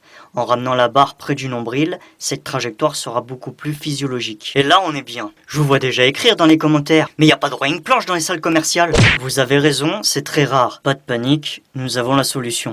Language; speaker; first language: French; native; French